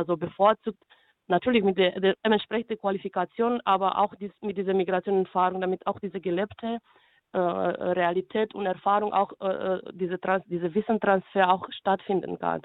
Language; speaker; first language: German; non-native, fluent; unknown